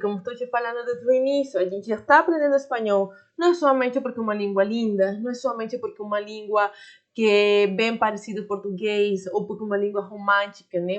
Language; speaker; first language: Portuguese; non-native, fluent; Spanish